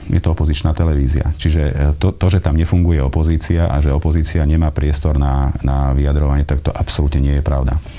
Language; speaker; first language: Slovak; non-native, local second language; Hungarian